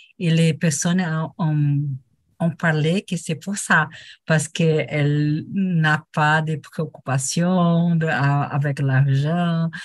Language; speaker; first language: French; non-native, learner; Portuguese